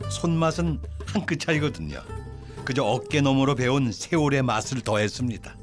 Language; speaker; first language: Korean; native; Korean